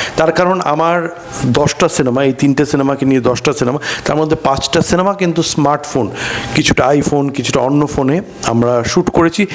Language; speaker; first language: Bangla; native; Bangla